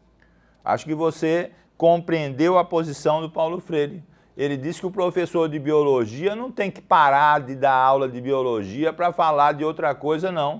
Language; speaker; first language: Portuguese; native; Portuguese